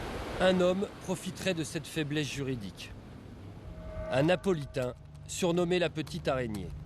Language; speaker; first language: French; native; French